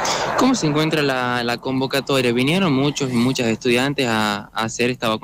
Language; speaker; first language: Spanish; native; Spanish